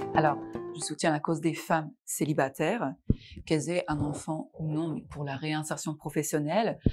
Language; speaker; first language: French; non-native, local second language; Arabic